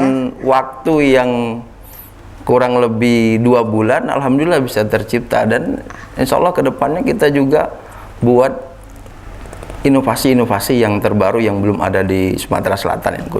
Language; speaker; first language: Indonesian; native; Indonesian